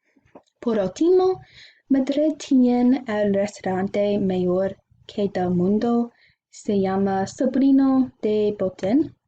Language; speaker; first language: Spanish; non-native, learner; English